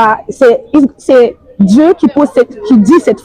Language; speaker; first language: French; native; French